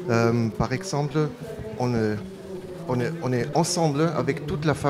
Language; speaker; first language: French; non-native, learner; German